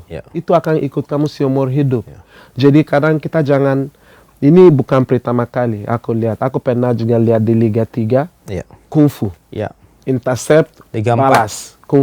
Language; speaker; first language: Indonesian; non-native, fluent; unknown